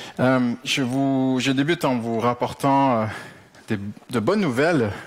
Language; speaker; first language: French; native; French